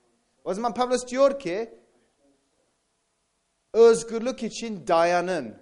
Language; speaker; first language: Turkish; non-native, fluent; English